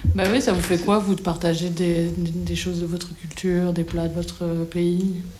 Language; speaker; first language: French; native; French